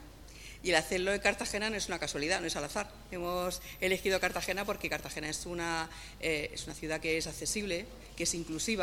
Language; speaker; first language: Spanish; native; Spanish